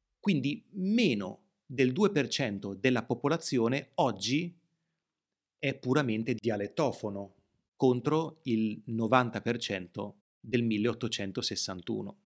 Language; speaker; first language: Italian; native; Italian